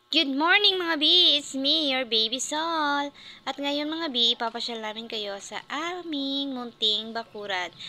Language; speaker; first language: Filipino; non-native, local second language; Cebuano